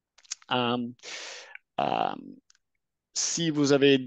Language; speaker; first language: French; non-native, fluent; English